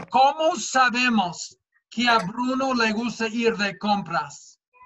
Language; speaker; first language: Spanish; non-native, fluent; English